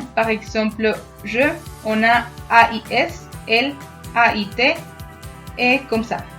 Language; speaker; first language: French; non-native, fluent; Spanish